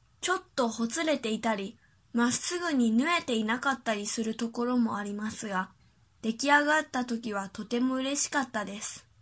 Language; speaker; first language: Japanese; early bilingual, other home language; Chinese